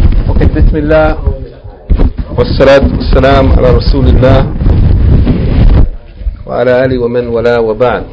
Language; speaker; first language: Arabic; non-native, fluent; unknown